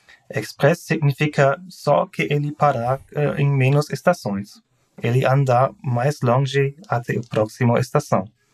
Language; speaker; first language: Portuguese; non-native, learner; German